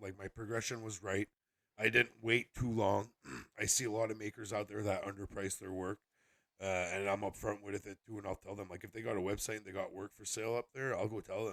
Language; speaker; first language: English; native; English